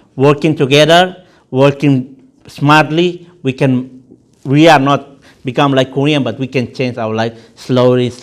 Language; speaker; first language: English; non-native, fluent; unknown